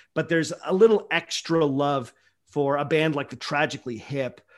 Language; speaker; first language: English; native; English